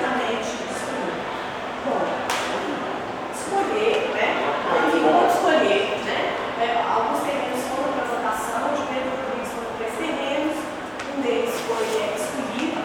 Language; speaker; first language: Portuguese; native; Portuguese